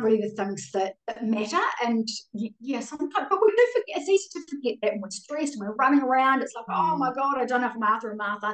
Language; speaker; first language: English; native; English